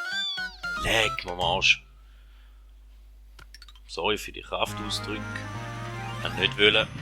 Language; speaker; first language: German; native; German